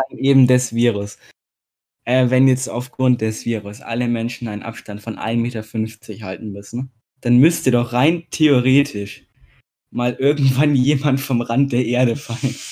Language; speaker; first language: German; native; German